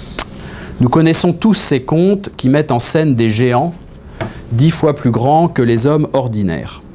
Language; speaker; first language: French; native; French